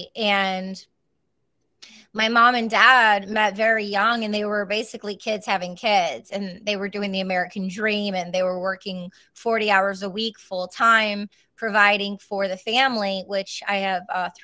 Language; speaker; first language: English; native; English